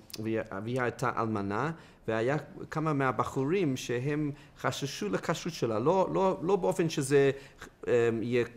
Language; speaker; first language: Hebrew; non-native, fluent; English